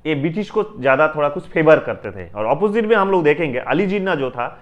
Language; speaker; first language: Hindi; non-native, local second language; Bangla